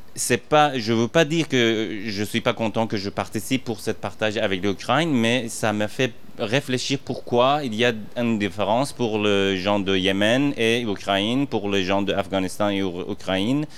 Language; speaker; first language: French; non-native, fluent; Persian